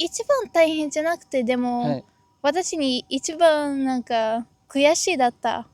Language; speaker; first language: Japanese; non-native, learner; Portuguese